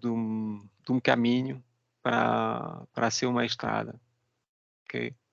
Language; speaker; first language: Portuguese; non-native, fluent; French